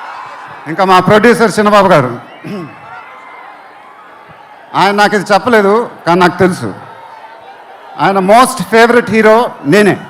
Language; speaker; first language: Telugu; native; Telugu